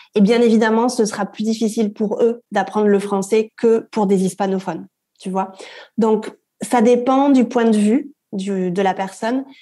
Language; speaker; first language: French; native; French